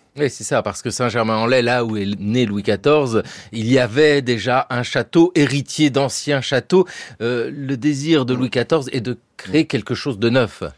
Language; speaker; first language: French; native; French